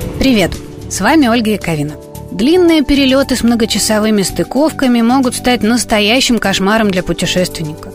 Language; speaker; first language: Russian; native; Russian